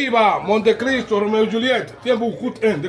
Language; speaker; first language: French; non-native, learner; Spanish